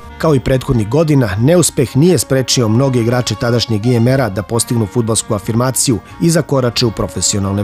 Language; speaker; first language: Serbian; native; Serbian